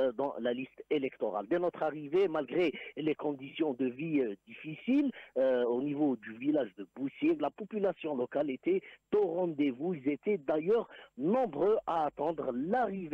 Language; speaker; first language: French; non-native, local second language; Arabic